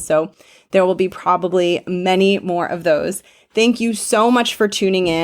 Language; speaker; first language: English; native; English